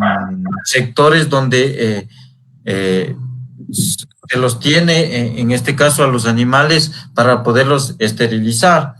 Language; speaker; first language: Spanish; native; Spanish